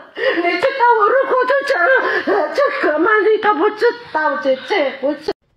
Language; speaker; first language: Chinese; non-native, learner; Indonesian